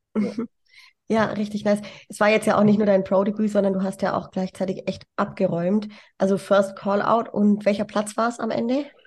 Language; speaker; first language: German; native; German